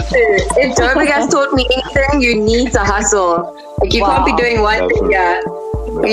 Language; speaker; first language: English; native; English